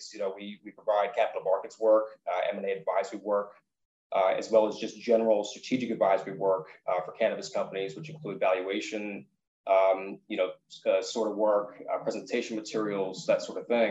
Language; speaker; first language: English; native; English